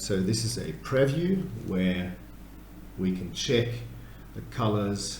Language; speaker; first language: English; native; English